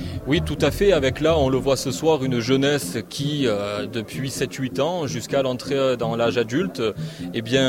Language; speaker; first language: French; native; French